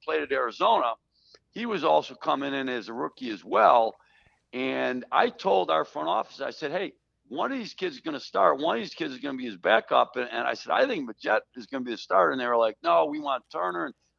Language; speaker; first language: English; native; English